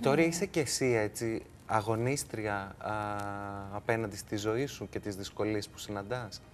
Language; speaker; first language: Greek; native; Greek